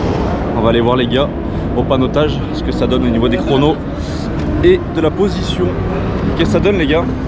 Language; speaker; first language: French; native; French